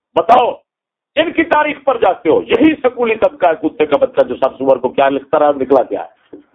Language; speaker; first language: Urdu; non-native, local second language; Punjabi